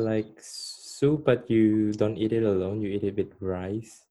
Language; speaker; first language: English; non-native, fluent; Khmer